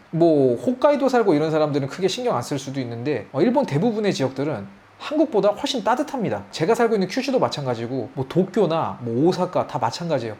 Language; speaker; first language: Korean; native; Korean